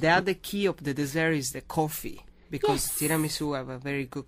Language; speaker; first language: English; non-native, learner; Italian